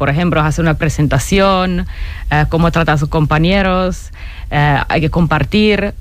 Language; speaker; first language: Spanish; non-native, fluent; Finnish